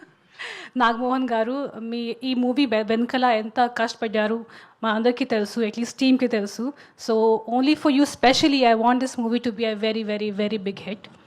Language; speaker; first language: Telugu; non-native, fluent; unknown